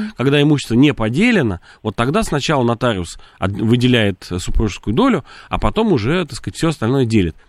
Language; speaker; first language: Russian; native; Russian